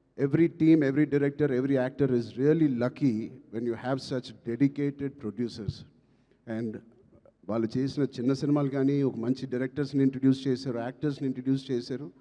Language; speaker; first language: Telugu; native; Telugu